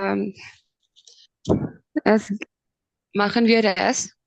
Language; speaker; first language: German; non-native, learner; Urdu